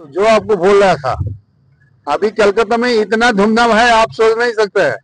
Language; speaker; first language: Hindi; non-native, local second language; Bangla